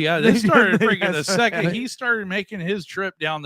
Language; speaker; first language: English; native; English